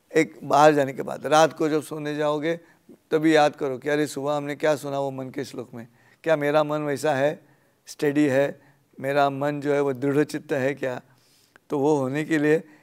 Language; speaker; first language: Hindi; non-native, local second language; Marathi